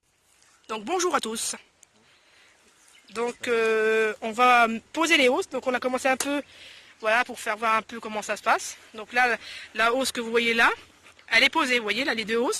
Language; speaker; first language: French; native; French